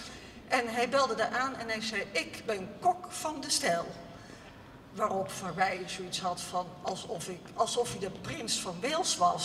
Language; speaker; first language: Dutch; native; Dutch